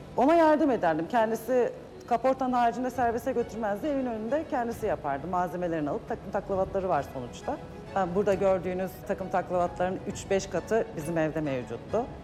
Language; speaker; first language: Turkish; native; Turkish